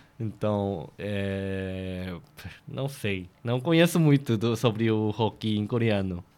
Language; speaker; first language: Portuguese; non-native, fluent; Korean